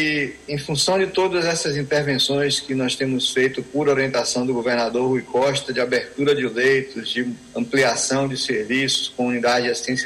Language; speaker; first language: Portuguese; native; Portuguese